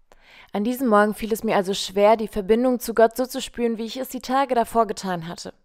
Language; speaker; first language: German; native; German